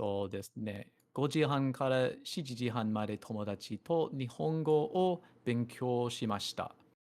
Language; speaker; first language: Japanese; non-native, learner; English